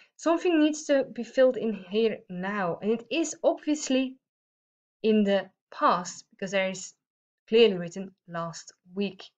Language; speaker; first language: English; non-native, fluent; Dutch